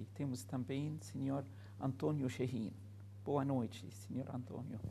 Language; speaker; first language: Portuguese; non-native, fluent; Arabic